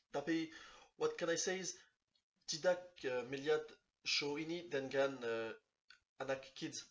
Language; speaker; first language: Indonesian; non-native, learner; French